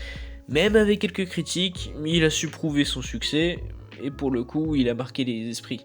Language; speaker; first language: French; native; French